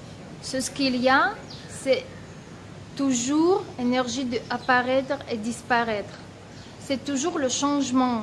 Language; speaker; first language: French; non-native, fluent; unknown